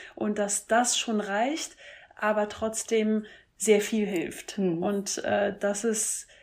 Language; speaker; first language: German; non-native, fluent; French